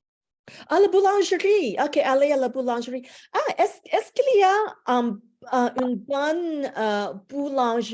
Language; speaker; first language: French; non-native, fluent; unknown